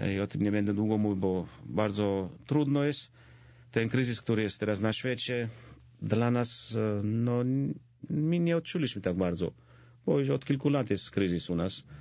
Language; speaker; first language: Polish; non-native, fluent; Georgian